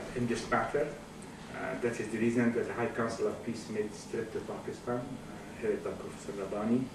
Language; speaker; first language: English; non-native, fluent; Persian